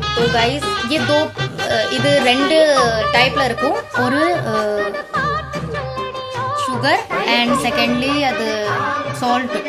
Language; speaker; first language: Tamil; early bilingual, heritage; Tamil